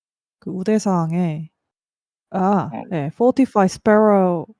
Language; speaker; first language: Korean; native; Korean